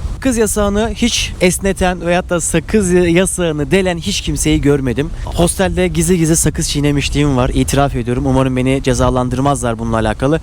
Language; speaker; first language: Turkish; native; Turkish